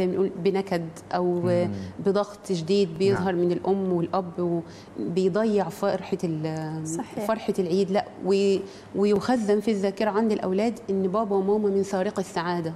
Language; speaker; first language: Arabic; native; Arabic